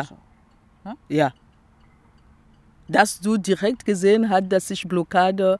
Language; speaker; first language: German; non-native, fluent; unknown